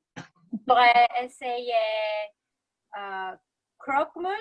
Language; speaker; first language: French; non-native, learner; English